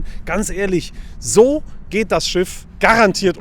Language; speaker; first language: German; native; German